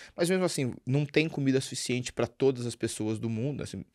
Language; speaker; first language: Portuguese; native; Portuguese